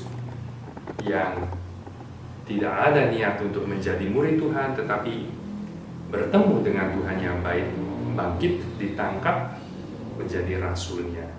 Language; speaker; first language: Indonesian; native; Indonesian